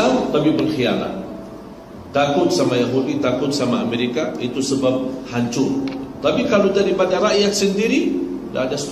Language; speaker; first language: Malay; non-native, fluent; Arabic